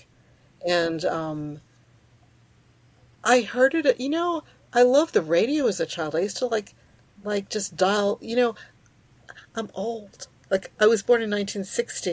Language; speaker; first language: English; early bilingual, other home language; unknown